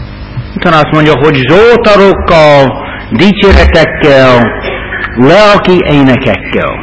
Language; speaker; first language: Hungarian; non-native, fluent; English